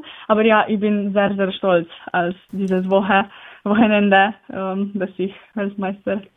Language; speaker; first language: German; non-native, learner; Slovenian